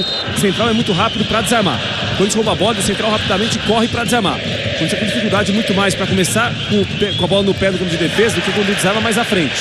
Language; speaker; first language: Portuguese; native; Portuguese